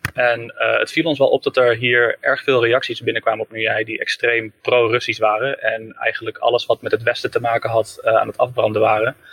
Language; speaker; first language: Dutch; native; Dutch